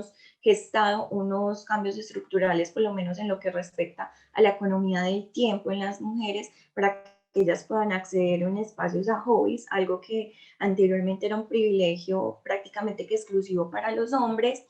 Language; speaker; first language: Spanish; native; Spanish